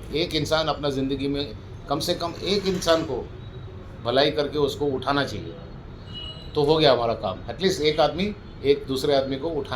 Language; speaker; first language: Hindi; non-native, local second language; Malayalam